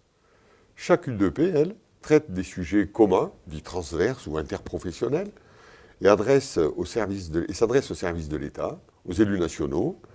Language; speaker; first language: French; native; French